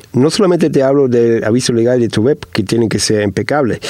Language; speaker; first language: Spanish; non-native, fluent; German